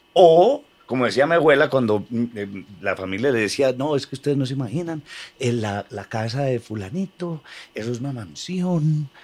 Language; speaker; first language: Spanish; native; Spanish